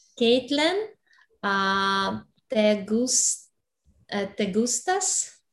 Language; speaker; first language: Spanish; non-native, learner; English